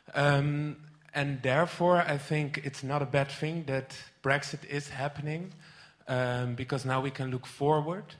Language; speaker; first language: English; non-native, fluent; Dutch